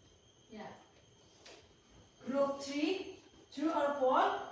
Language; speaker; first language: English; non-native, learner; Indonesian